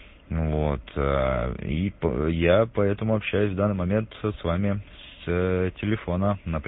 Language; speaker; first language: Russian; non-native, local second language; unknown